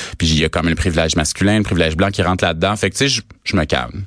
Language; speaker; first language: French; native; French